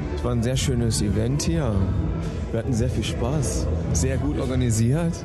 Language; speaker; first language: German; non-native, fluent; French